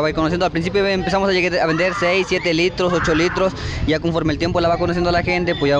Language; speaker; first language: Spanish; native; Spanish